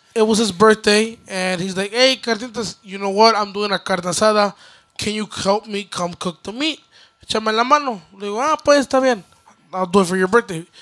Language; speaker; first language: English; early bilingual, other home language; Spanish